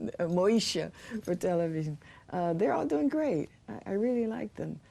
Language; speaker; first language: English; native; English